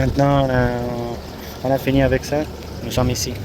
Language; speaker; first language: French; non-native, learner; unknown